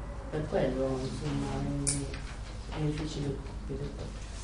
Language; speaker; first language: Italian; non-native, fluent; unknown